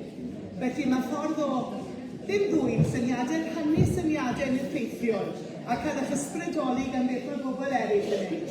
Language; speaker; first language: Welsh; native; Welsh